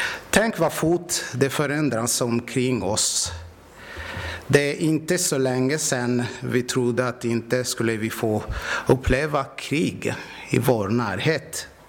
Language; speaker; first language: Swedish; non-native, fluent; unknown